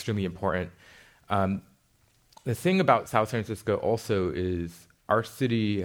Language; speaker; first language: English; native; English